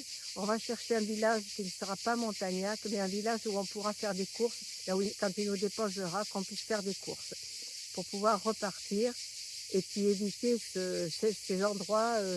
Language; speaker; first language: French; native; French